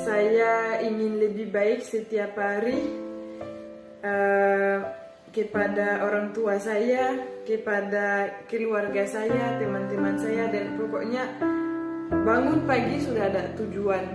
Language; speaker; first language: Indonesian; non-native, fluent; French